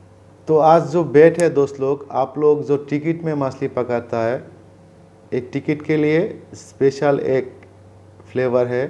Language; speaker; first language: Hindi; non-native, learner; Bangla